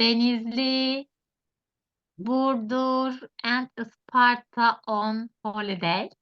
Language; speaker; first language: English; non-native, learner; Turkish